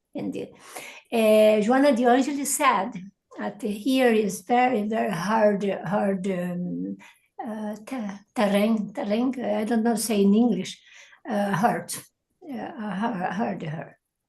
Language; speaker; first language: English; non-native, learner; Portuguese